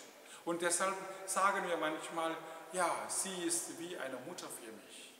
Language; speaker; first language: German; non-native, fluent; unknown